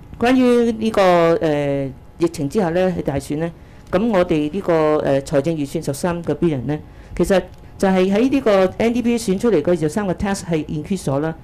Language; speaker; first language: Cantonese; early bilingual, heritage; Cantonese